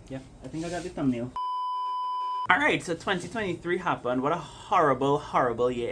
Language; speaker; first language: English; native; English